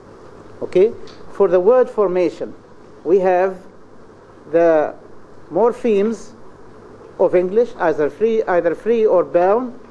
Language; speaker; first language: English; non-native, fluent; Arabic